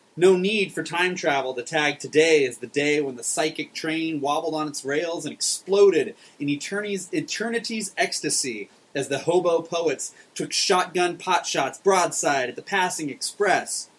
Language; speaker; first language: English; native; English